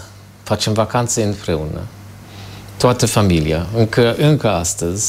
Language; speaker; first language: Romanian; non-native, fluent; German